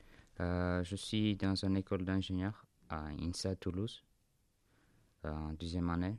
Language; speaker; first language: French; non-native, fluent; Armenian